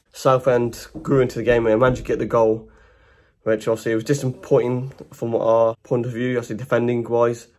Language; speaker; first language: English; native; English